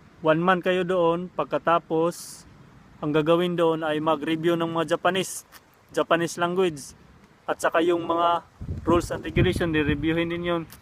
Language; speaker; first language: Filipino; non-native, local second language; Cebuano